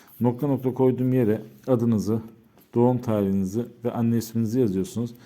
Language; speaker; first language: Turkish; native; Turkish